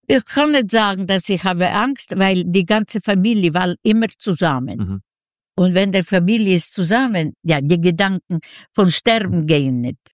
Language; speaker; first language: German; non-native, learner; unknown